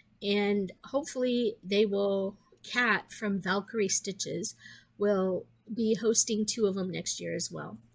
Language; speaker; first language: English; native; English